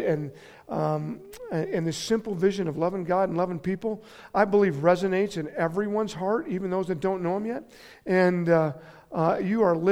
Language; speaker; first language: English; native; English